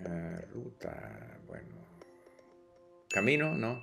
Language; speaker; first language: Spanish; non-native, fluent; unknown